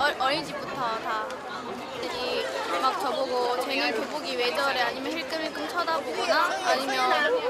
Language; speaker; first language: Korean; early bilingual, other home language; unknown